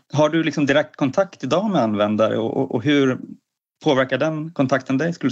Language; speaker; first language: Swedish; native; Swedish